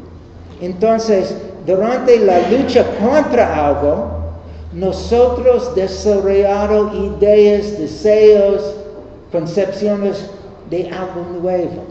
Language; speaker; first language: Spanish; non-native, learner; English